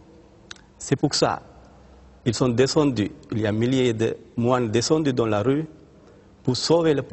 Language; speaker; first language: French; non-native, fluent; Sinhala